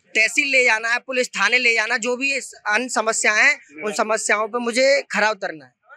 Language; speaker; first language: Hindi; native; Hindi